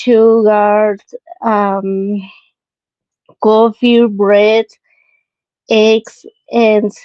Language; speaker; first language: English; non-native, learner; Spanish